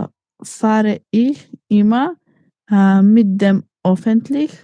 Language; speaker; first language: German; non-native, learner; Macedonian